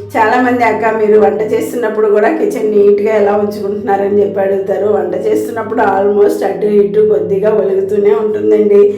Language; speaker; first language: Telugu; non-native, local second language; Tamil